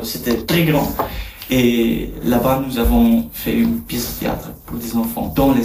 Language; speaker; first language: French; non-native, learner; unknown